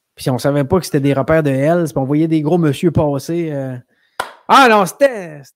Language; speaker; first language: French; native; French